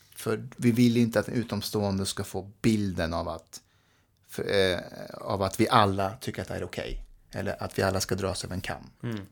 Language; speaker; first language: Swedish; early bilingual, other home language; Persian